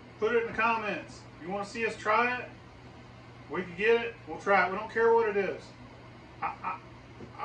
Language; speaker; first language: English; native; English